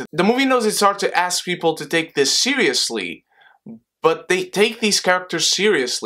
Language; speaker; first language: English; non-native, fluent; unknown